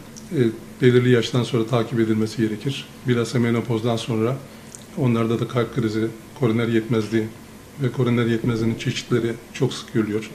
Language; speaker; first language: Turkish; native; Turkish